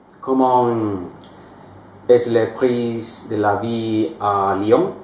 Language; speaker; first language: French; non-native, learner; Spanish